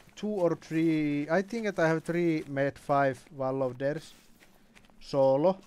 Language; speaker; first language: English; non-native, learner; Finnish